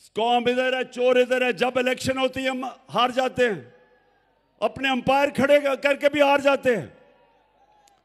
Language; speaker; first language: Urdu; native; Urdu